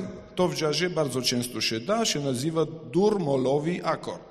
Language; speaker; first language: Polish; non-native, fluent; Ukrainian